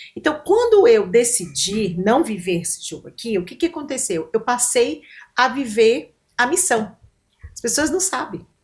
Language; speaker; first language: Portuguese; native; Portuguese